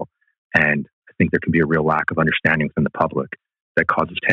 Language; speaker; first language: English; native; English